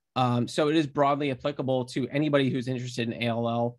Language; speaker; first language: English; native; English